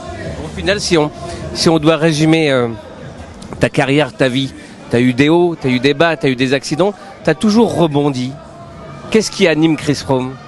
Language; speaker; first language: French; native; French